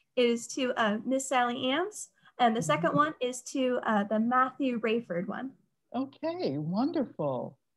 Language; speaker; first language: English; native; English